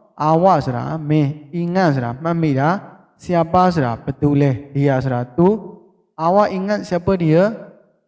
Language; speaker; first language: Burmese; native; Burmese